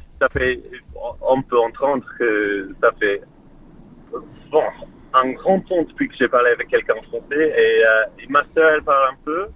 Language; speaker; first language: French; non-native, learner; English